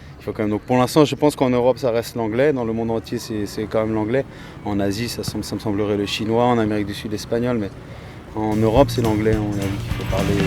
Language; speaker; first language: French; native; French